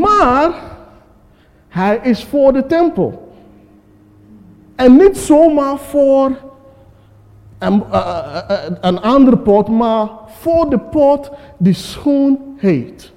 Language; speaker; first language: Dutch; non-native, fluent; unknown